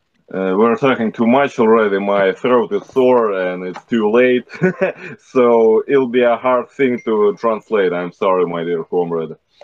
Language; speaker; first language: English; non-native, fluent; Russian